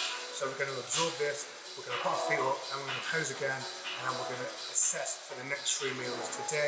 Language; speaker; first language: English; native; English